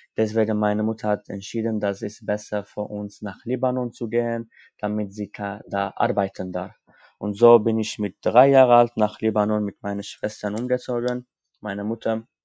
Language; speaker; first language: German; non-native, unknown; Armenian